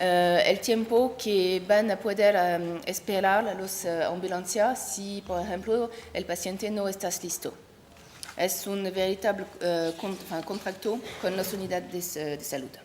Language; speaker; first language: Spanish; non-native, learner; French